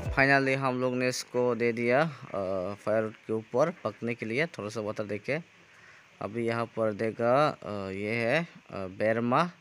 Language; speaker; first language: Hindi; non-native, local second language; Kok Borok